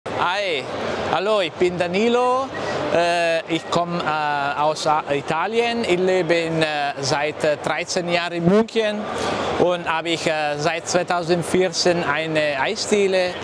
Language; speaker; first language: German; non-native, learner; Italian